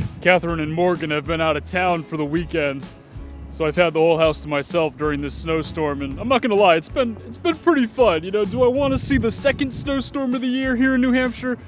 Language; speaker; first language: English; native; English